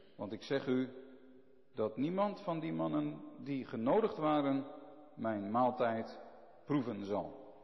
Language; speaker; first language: Dutch; native; Dutch